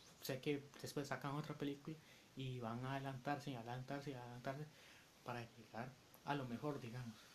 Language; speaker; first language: Spanish; native; Spanish